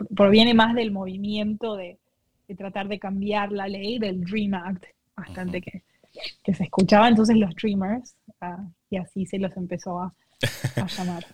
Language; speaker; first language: Spanish; native; Spanish